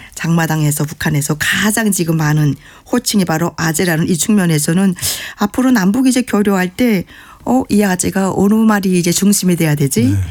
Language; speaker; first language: Korean; native; Korean